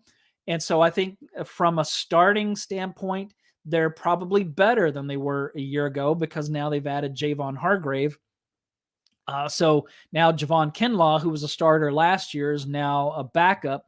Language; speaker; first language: English; native; English